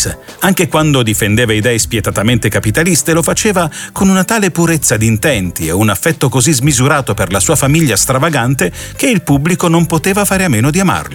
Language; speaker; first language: Italian; native; Italian